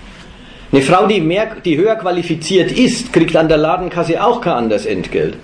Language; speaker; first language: German; native; German